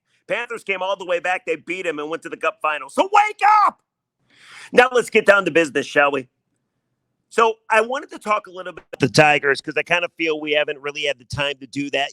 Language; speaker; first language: English; native; English